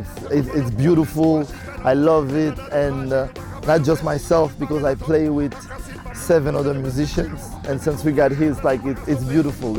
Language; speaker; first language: English; non-native, fluent; Haitian Creole